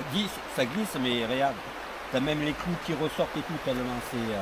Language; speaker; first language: French; native; French